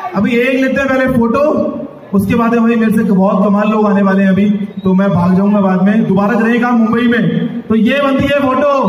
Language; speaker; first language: Hindi; native; Hindi